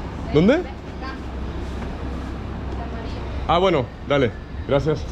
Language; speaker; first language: Spanish; non-native, fluent; English